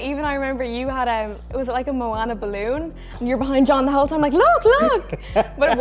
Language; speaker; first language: English; native; English